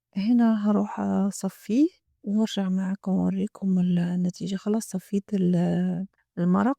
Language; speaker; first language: Arabic; native; Arabic